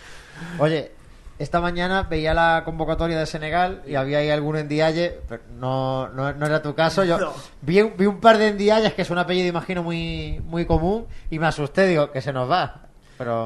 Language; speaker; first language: Spanish; native; Spanish